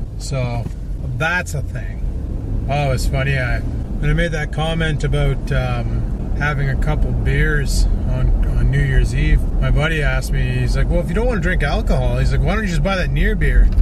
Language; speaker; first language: English; native; English